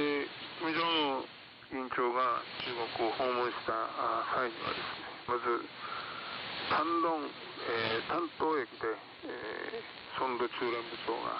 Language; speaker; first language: Japanese; native; Japanese